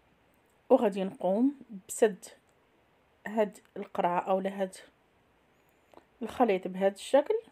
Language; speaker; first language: Arabic; native; Arabic